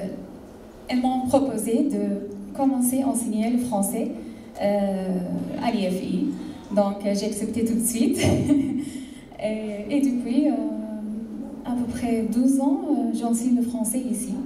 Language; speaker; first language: French; non-native, fluent; Arabic